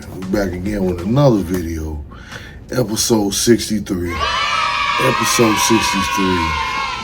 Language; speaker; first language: English; native; English